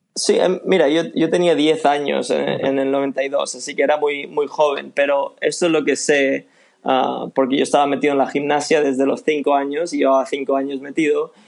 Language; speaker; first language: Spanish; early bilingual, other home language; Swedish